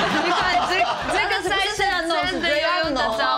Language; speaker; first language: Chinese; non-native, learner; French